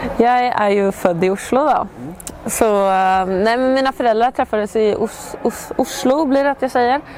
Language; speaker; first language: Swedish; native; Swedish